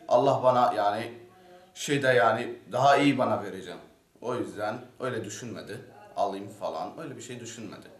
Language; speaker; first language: Turkish; non-native, learner; Arabic